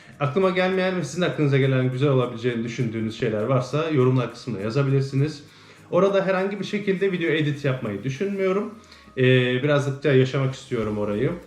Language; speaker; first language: Turkish; early bilingual, heritage; Turkish